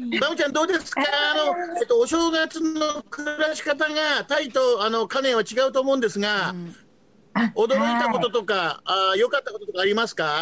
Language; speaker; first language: Japanese; native; Japanese